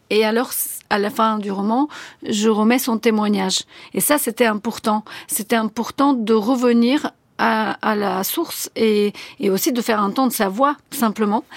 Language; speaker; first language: French; non-native, fluent; Bulgarian